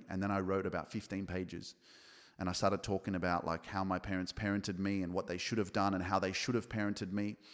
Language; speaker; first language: English; early bilingual, other home language; Polish